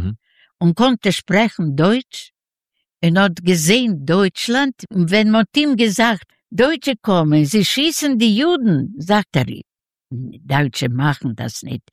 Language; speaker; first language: German; non-native, learner; Yiddish